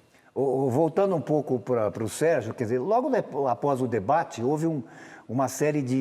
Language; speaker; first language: Portuguese; native; Portuguese